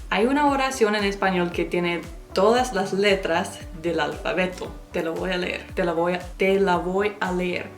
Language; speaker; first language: Spanish; non-native, fluent; English